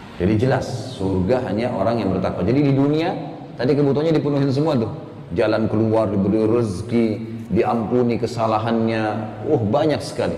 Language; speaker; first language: Indonesian; native; Indonesian